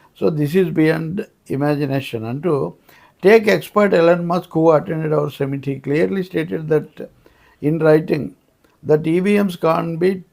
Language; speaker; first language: English; non-native, local second language; Telugu